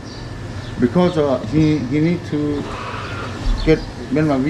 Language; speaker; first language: English; non-native, learner; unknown